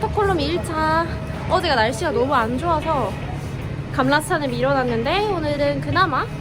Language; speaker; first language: Korean; native; Korean